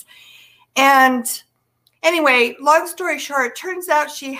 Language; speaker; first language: English; native; English